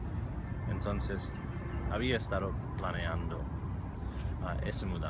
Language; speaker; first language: Spanish; non-native, fluent; English